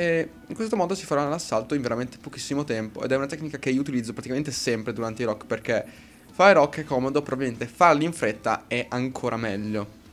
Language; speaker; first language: Italian; native; Italian